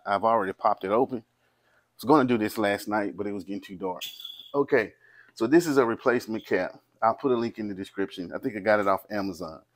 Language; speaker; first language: English; native; English